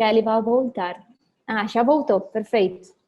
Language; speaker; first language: Portuguese; non-native, fluent; Spanish